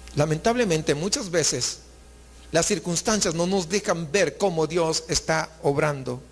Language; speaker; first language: Spanish; native; Spanish